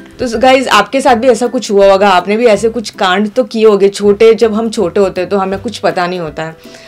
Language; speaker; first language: Hindi; non-native, local second language; Gujarati